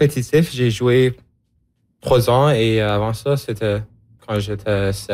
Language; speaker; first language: French; non-native, local second language; English